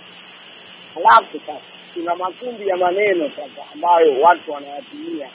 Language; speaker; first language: Swahili; native; Swahili